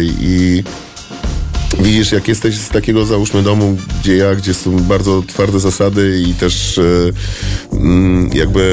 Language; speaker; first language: Polish; native; Polish